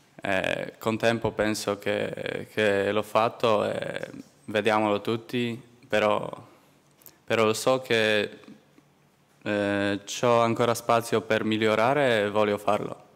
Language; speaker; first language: Italian; non-native, learner; Polish